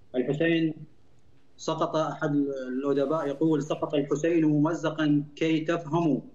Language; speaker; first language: Arabic; native; Arabic